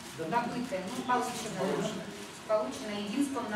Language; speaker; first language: Russian; native; Russian